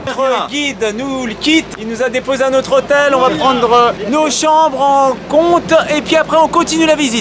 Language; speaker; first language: French; native; French